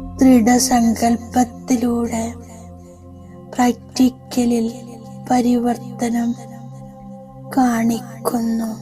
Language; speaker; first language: Malayalam; native; Malayalam